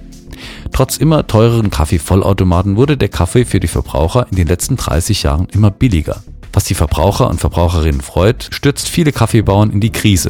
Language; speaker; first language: German; native; German